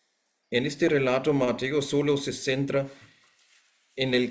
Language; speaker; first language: Spanish; non-native, fluent; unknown